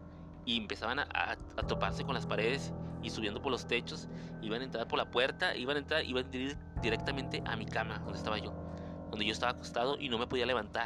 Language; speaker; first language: Spanish; native; Spanish